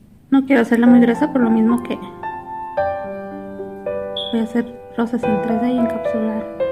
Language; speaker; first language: Spanish; early bilingual, heritage; Spanish